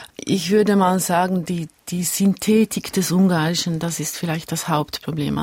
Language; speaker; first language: German; early bilingual, other home language; Hungarian